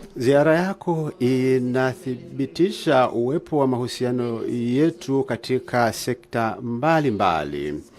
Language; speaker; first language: Swahili; native; Swahili